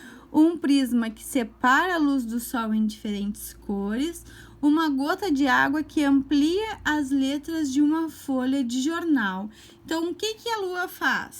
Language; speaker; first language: Portuguese; native; Portuguese